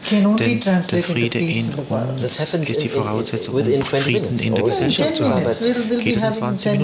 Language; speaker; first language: German; native; German